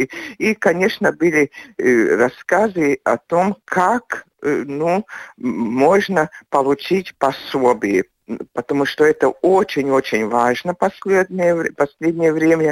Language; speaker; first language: Russian; non-native, local second language; Latvian